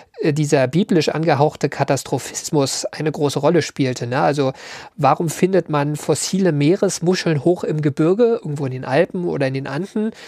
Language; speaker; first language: German; native; German